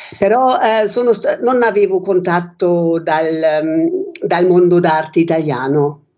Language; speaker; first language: Italian; non-native, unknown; German